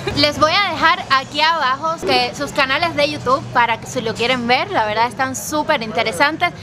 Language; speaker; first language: Spanish; native; Spanish